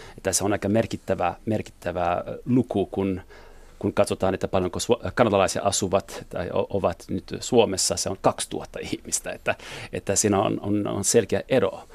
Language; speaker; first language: Finnish; non-native, fluent; French